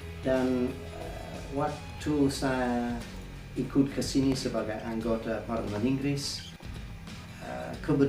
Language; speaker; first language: Indonesian; non-native, fluent; English